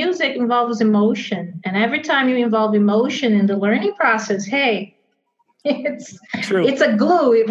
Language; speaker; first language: English; non-native, fluent; Portuguese